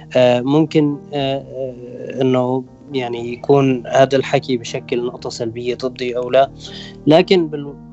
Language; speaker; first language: Arabic; non-native, local second language; Kurdish